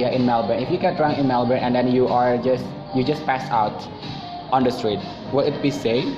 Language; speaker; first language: English; non-native, fluent; Indonesian